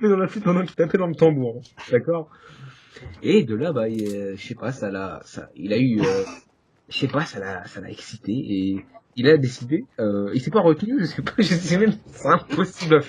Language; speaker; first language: French; native; French